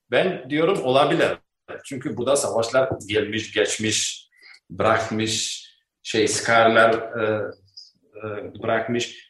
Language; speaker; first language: Turkish; non-native, learner; Albanian